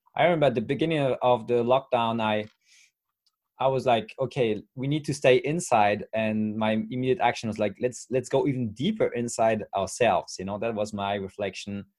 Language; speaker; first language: English; non-native, fluent; French